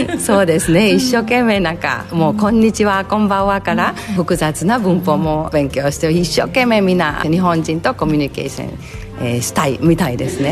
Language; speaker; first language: Japanese; non-native, fluent; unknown